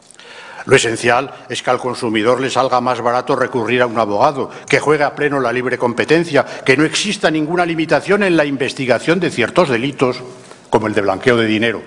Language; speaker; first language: Spanish; native; Spanish